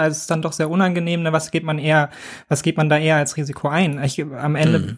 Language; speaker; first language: German; native; German